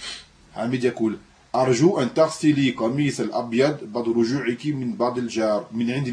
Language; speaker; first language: Arabic; non-native, fluent; French